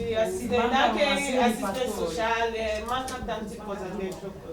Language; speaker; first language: Italian; non-native, learner; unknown